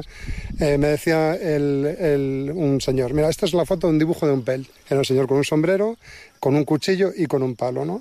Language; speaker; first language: Spanish; native; Spanish